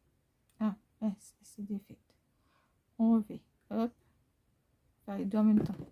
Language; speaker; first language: French; native; French